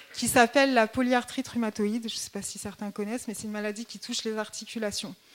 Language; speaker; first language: French; native; French